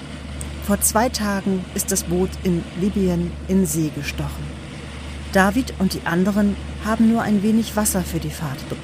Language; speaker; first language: German; native; German